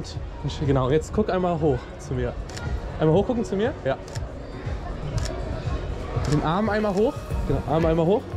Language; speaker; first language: German; native; German